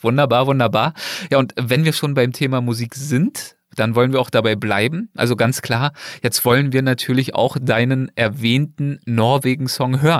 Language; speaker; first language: German; native; German